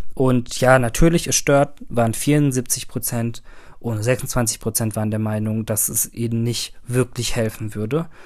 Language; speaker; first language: German; early bilingual, other home language; Turkish